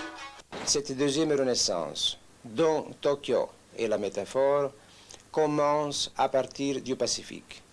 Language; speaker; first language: French; non-native, fluent; Italian